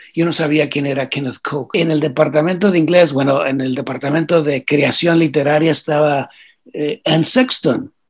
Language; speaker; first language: Spanish; early bilingual, heritage; Spanish